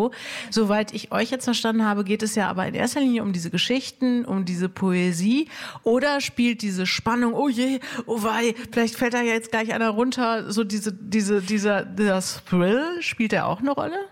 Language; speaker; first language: German; native; German